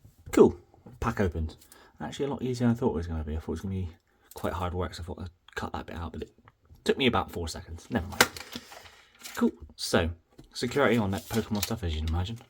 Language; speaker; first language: English; native; English